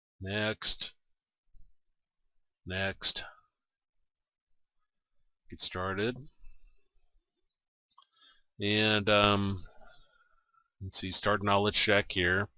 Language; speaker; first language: English; native; English